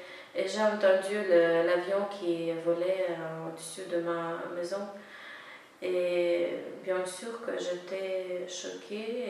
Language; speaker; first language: French; non-native, fluent; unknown